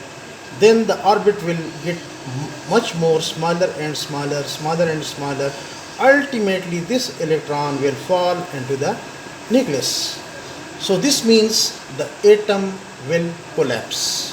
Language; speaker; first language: English; non-native, local second language; Pashto